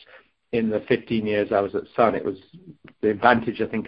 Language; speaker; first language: English; native; English